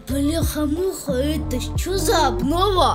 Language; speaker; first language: Russian; native; Russian